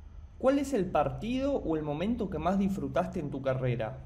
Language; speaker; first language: Spanish; native; Spanish